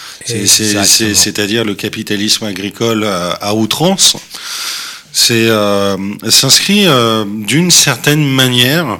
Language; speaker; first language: French; native; French